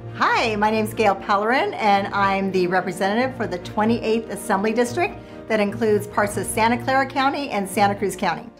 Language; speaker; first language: English; native; English